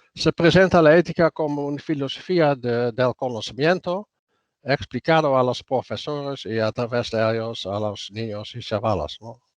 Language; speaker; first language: Spanish; non-native, fluent; Dutch